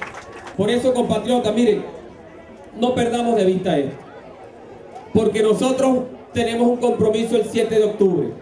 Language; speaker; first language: Spanish; native; Spanish